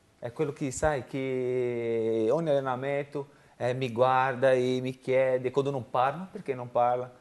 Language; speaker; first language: Italian; non-native, learner; Portuguese